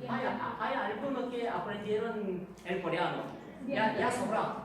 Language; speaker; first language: Spanish; non-native, fluent; Korean